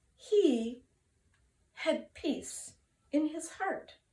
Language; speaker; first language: English; native; English